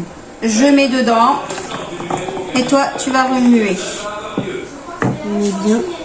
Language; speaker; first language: French; native; French